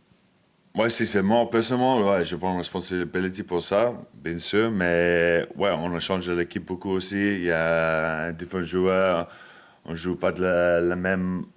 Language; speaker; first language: French; non-native, fluent; English